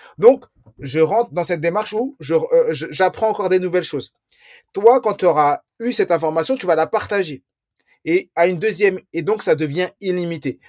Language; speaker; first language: French; early bilingual, other home language; Riffian